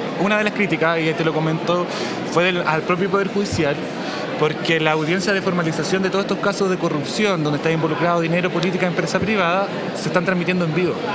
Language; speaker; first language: Spanish; native; Spanish